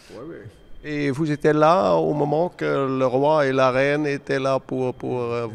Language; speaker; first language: French; non-native, fluent; Dutch